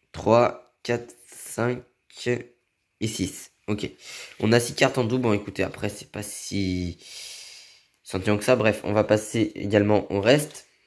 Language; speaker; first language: French; native; French